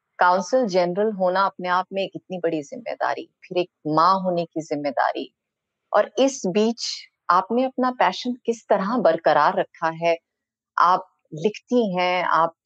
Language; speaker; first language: Hindi; native; Hindi